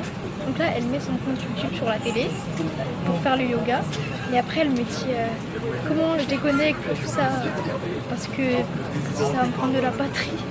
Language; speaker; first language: French; native; French